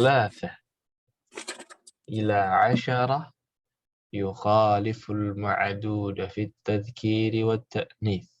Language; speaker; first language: Arabic; non-native, fluent; Indonesian